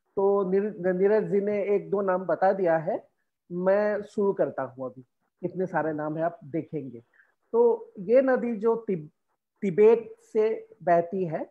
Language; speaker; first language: Hindi; non-native, local second language; Assamese